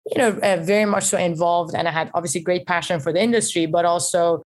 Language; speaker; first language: English; early bilingual, other home language; Persian